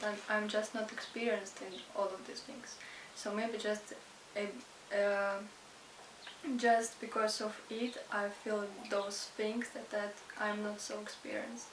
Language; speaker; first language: English; non-native, learner; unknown